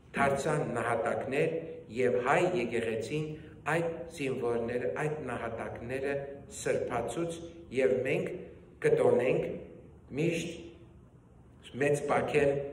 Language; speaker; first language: Armenian; early bilingual, heritage; Armenian